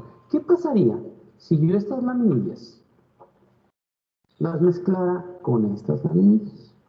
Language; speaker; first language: Spanish; native; Spanish